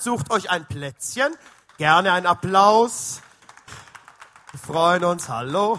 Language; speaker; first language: German; native; German